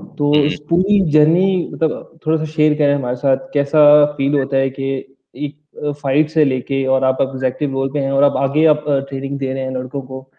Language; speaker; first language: Urdu; native; Urdu